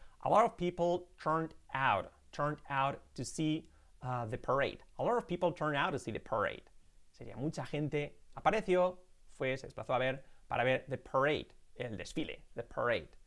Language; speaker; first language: English; non-native, fluent; Spanish